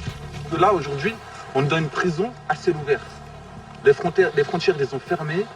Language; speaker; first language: French; native; French